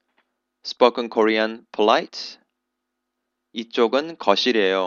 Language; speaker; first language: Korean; non-native, fluent; English